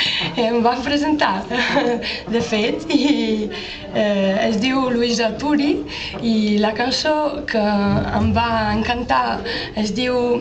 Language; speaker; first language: Catalan; non-native, learner; Italian